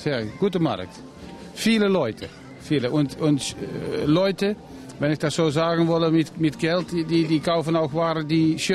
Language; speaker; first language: German; non-native, learner; Dutch